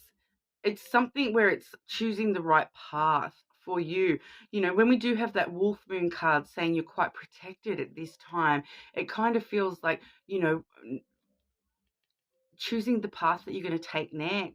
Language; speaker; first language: English; native; English